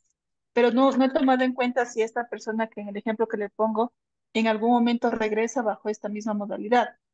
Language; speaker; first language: Spanish; native; Spanish